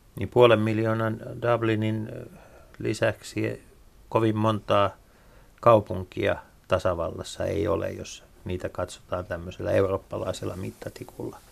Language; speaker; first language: Finnish; native; Finnish